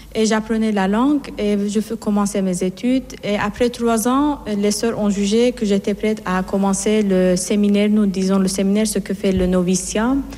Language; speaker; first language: French; non-native, fluent; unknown